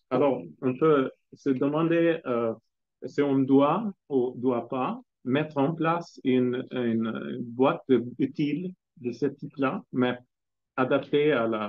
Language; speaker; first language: French; non-native, fluent; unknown